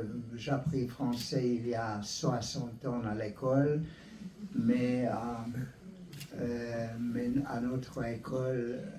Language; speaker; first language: French; non-native, learner; Hungarian